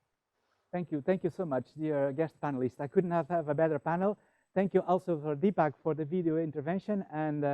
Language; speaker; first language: English; non-native, fluent; Portuguese